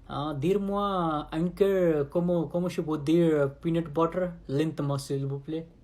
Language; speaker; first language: French; non-native, learner; Nepali